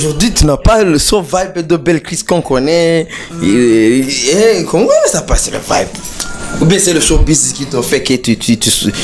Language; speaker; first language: French; non-native, local second language; Rundi